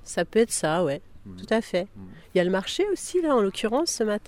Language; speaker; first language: French; native; French